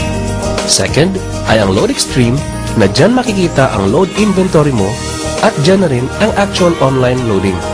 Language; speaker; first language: Filipino; native; Filipino